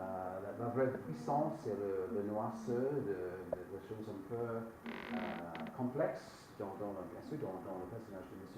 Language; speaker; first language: French; non-native, fluent; English